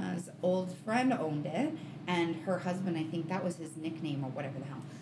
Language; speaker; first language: English; native; English